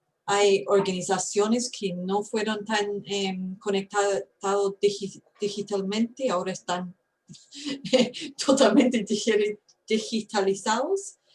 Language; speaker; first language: Spanish; non-native, fluent; English